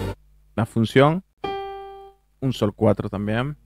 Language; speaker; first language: Spanish; native; Spanish